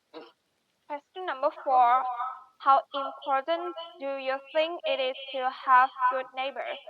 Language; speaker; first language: English; non-native, learner; Vietnamese